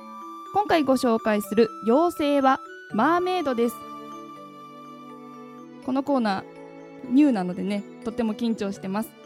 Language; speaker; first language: Japanese; native; Japanese